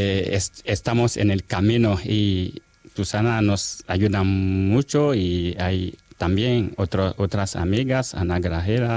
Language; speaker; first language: Spanish; non-native, fluent; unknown